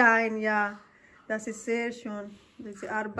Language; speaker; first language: German; non-native, learner; Urdu